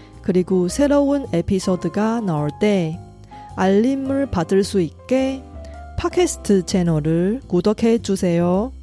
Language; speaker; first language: Korean; non-native, fluent; Chinese